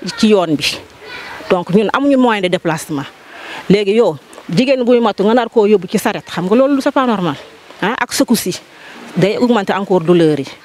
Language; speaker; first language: Wolof; non-native, local second language; Jola-Fonyi